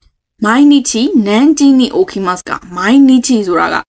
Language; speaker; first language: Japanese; non-native, fluent; Burmese